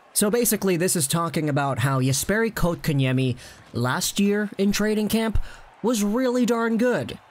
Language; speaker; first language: English; native; English